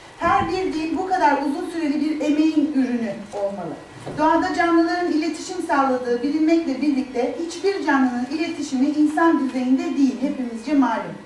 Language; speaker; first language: Turkish; native; Turkish